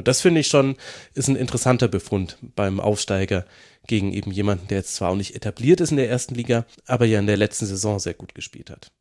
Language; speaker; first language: German; native; German